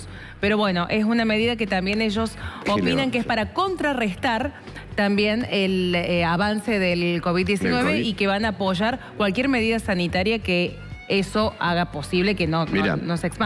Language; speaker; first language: Spanish; native; Spanish